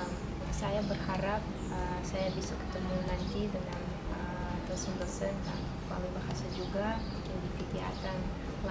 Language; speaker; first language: Indonesian; non-native, fluent; Russian